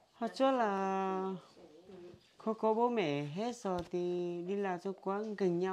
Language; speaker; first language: Vietnamese; non-native, local second language; Hmong